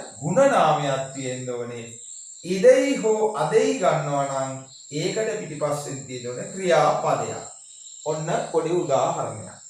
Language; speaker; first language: Sinhala; non-native, local second language; Tamil